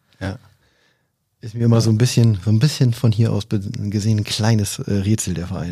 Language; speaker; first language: German; native; German